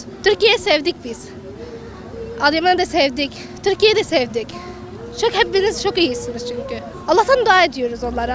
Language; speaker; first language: Turkish; early bilingual, other home language; Arabic